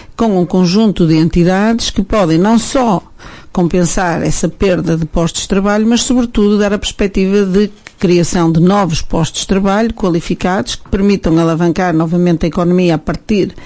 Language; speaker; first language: Portuguese; native; Portuguese